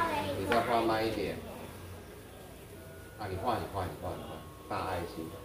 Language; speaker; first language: Chinese; native; Chinese